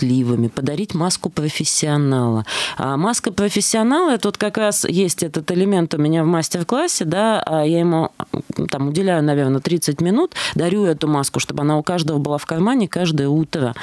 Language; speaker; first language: Russian; native; Russian